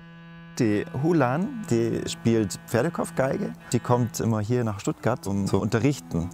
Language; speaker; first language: German; native; German